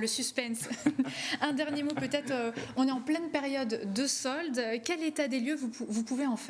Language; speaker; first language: French; native; French